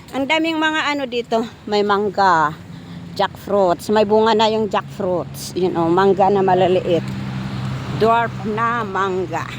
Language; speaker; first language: Filipino; non-native, local second language; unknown